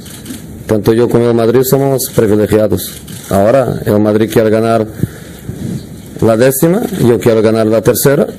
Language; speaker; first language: Spanish; non-native, fluent; Portuguese